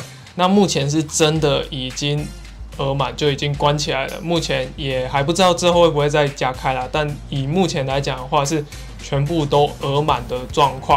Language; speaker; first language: Chinese; native; Chinese